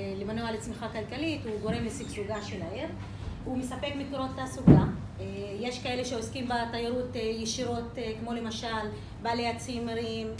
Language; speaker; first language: Hebrew; non-native, local second language; Arabic